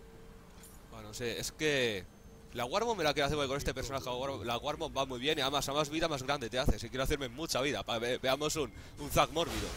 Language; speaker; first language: Spanish; native; Spanish